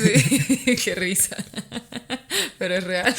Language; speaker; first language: Spanish; native; Spanish